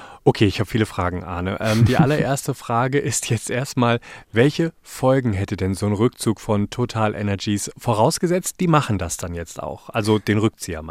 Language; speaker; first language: German; native; German